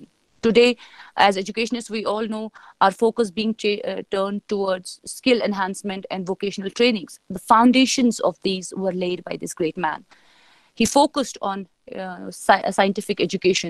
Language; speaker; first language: English; non-native, local second language; Kashmiri